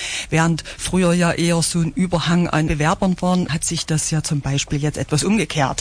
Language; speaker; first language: German; native; German